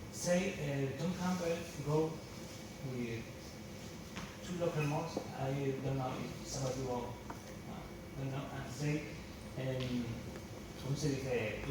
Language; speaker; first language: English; non-native, learner; Spanish